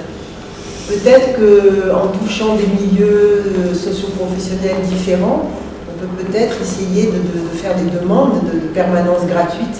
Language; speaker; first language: French; native; French